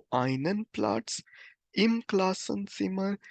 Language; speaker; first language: German; non-native, fluent; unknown